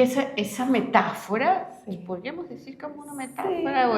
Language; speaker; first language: Spanish; native; Spanish